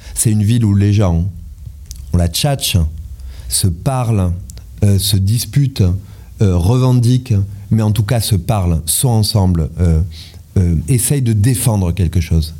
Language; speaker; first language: French; native; French